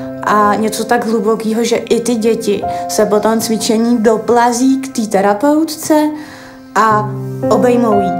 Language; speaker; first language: Czech; native; Czech